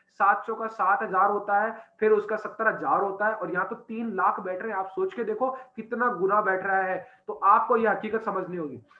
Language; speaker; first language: Hindi; native; Hindi